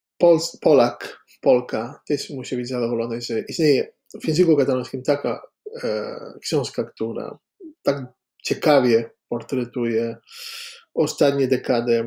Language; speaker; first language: Polish; non-native, fluent; Catalan